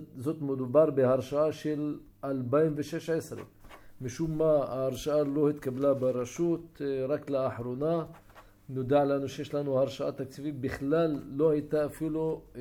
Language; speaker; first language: Hebrew; non-native, local second language; Arabic